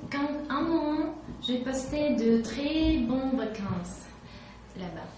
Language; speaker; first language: French; non-native, learner; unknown